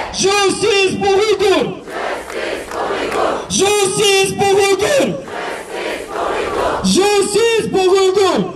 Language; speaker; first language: French; non-native, fluent; Uyghur